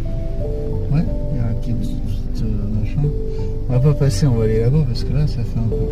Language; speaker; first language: French; native; French